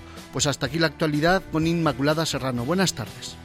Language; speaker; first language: Spanish; native; Spanish